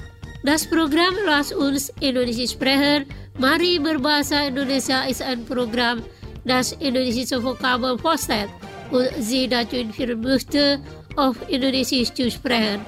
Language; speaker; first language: German; non-native, fluent; Indonesian